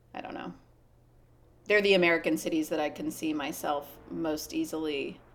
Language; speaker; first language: English; native; English